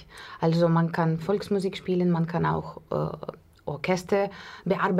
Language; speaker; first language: German; non-native, fluent; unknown